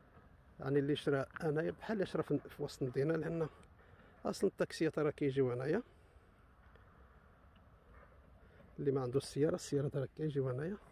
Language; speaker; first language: Arabic; native; Arabic